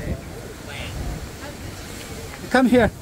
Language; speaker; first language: English; non-native, fluent; French